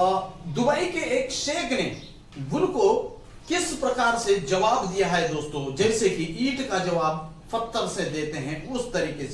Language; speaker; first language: Hindi; native; Hindi